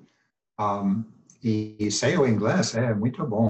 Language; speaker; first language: Portuguese; non-native, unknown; English